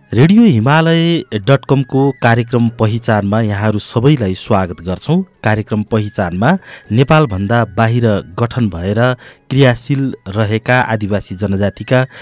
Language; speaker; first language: Nepali; native; Nepali